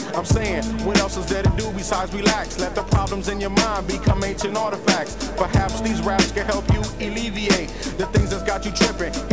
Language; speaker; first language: English; native; English